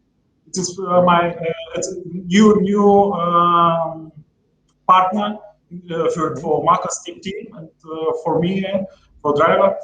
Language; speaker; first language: English; non-native, learner; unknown